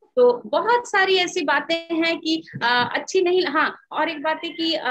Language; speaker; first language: Hindi; native; Hindi